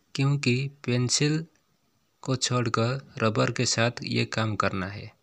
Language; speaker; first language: Hindi; non-native, local second language; Odia